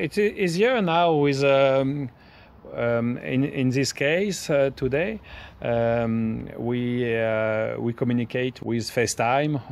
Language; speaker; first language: English; non-native, local second language; French